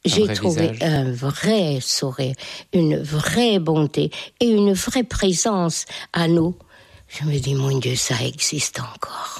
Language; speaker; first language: French; non-native, fluent; Hungarian